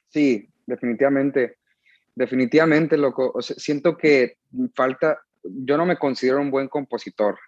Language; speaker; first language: Spanish; early bilingual, heritage; Spanish